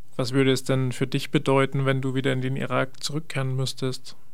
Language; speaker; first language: German; native; German